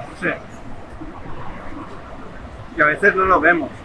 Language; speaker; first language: Spanish; native; Spanish